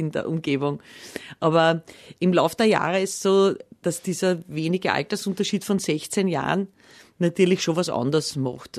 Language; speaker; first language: German; native; German